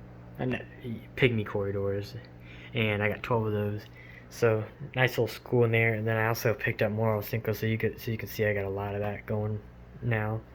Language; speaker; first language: English; native; English